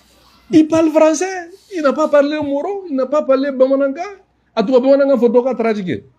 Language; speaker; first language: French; non-native, local second language; Bambara